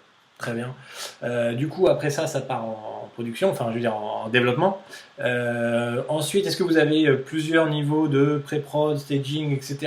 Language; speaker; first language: French; native; French